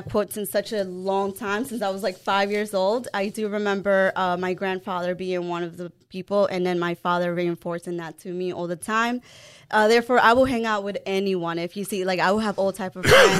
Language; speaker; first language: English; non-native, fluent; Spanish